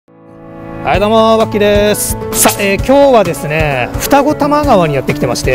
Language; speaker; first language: Japanese; native; Japanese